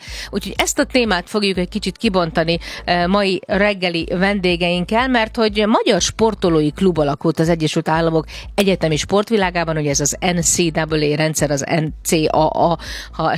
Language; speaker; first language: Hungarian; native; Hungarian